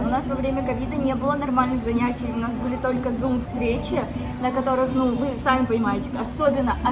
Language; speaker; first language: Russian; native; Russian